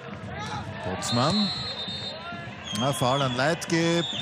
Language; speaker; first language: German; native; German